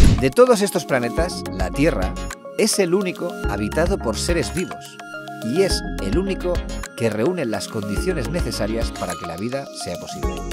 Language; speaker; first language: Spanish; native; Spanish